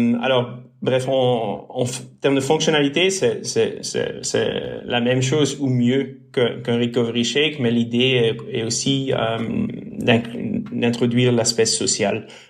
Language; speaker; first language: French; non-native, local second language; Dutch